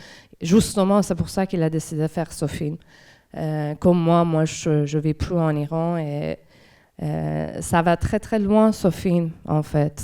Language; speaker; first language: French; non-native, fluent; Persian